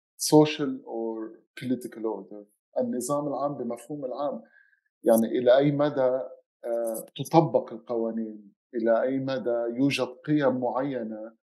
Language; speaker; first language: Arabic; native; Arabic